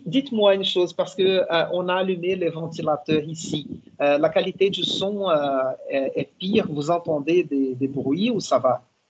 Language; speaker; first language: French; non-native, fluent; Portuguese